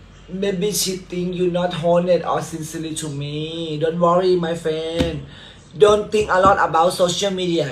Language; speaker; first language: English; non-native, learner; Thai